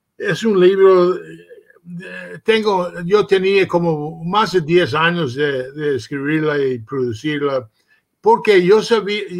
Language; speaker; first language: Spanish; early bilingual, heritage; Spanish